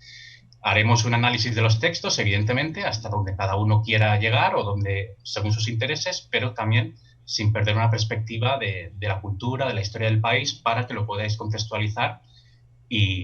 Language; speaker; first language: Spanish; native; Spanish